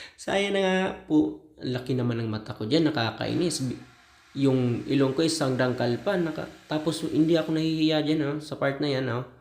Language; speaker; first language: Filipino; non-native, local second language; Bikol